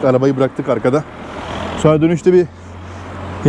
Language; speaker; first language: Turkish; native; Turkish